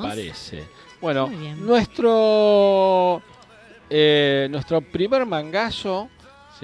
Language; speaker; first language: Spanish; native; Spanish